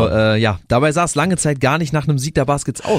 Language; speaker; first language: German; native; German